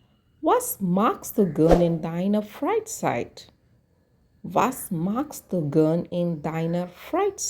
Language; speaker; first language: German; non-native, learner; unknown